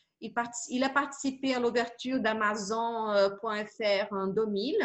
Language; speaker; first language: French; non-native, fluent; Portuguese